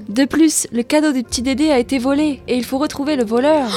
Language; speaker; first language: French; native; French